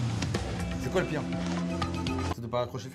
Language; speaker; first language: French; native; French